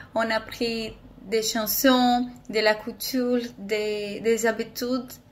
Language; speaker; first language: French; non-native, fluent; Portuguese